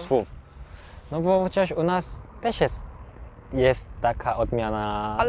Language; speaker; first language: Polish; non-native, learner; Korean